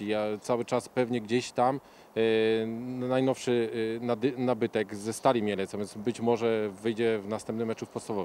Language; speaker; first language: Polish; native; Polish